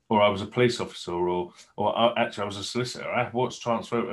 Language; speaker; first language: English; native; English